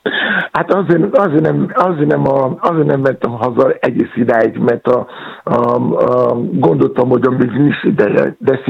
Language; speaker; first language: Hungarian; non-native, fluent; Yoruba